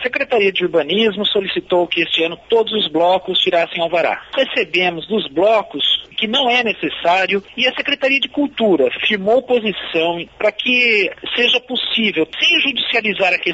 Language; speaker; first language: Portuguese; native; Portuguese